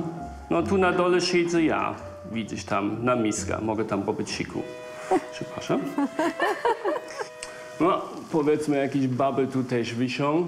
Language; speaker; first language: Polish; non-native, fluent; German